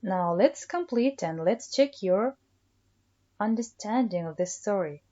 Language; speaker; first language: English; non-native, fluent; Kazakh